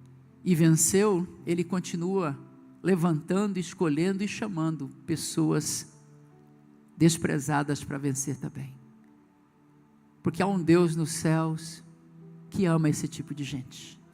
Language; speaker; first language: Portuguese; native; Portuguese